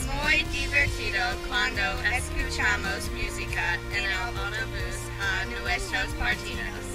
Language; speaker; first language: Spanish; non-native, learner; English